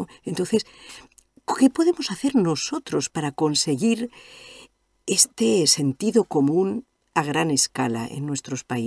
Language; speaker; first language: Spanish; native; Spanish